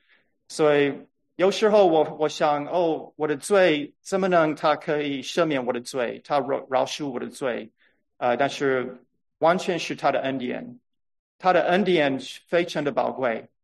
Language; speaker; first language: Chinese; non-native, fluent; English